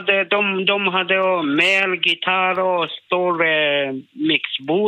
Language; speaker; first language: Swedish; non-native, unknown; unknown